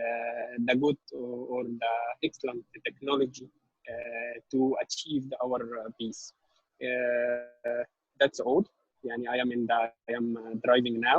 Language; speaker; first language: English; non-native, learner; Arabic